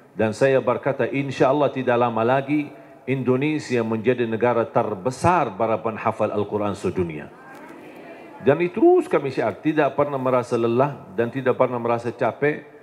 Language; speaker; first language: Indonesian; non-native, fluent; Arabic